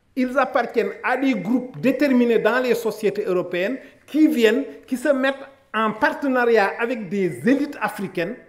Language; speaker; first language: French; non-native, local second language; Wolof